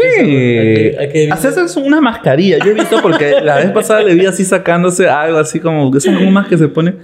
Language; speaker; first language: Spanish; native; Spanish